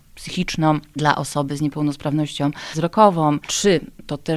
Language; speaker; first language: Polish; native; Polish